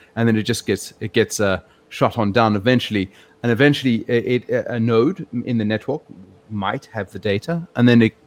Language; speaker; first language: English; native; English